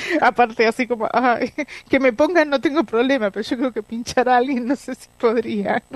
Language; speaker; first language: Spanish; native; Spanish